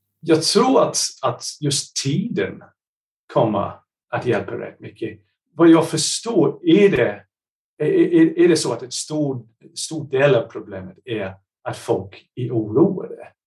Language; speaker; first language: Swedish; non-native, fluent; English